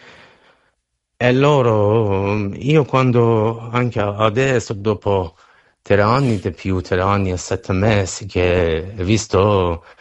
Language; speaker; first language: Italian; non-native, learner; Persian